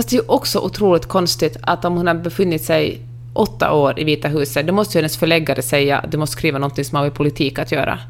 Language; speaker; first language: Swedish; native; Swedish